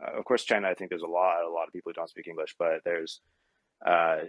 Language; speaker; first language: English; native; English